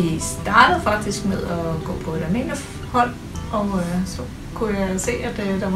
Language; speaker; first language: Danish; native; Danish